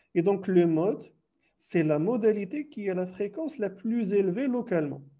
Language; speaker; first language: French; non-native, local second language; Arabic